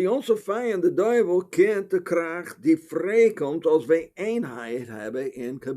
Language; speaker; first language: Dutch; non-native, fluent; English